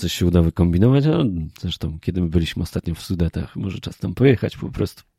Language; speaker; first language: Polish; native; Polish